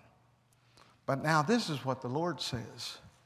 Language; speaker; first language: English; native; English